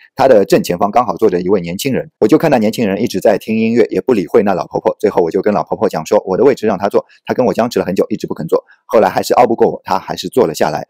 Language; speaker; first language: Chinese; native; Chinese